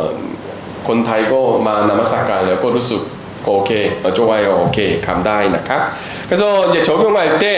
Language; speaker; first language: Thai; non-native, fluent; Korean